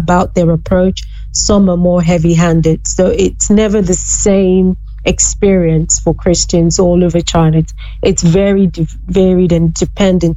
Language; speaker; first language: English; non-native, local second language; Yoruba